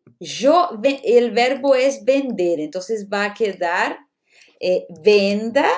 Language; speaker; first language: Spanish; non-native, fluent; Portuguese